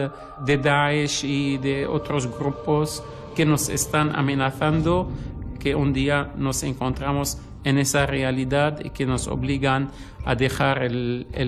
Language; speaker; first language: Spanish; non-native, fluent; Arabic